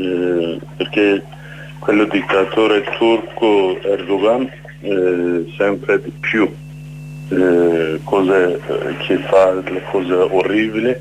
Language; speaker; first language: Italian; non-native, learner; Kurdish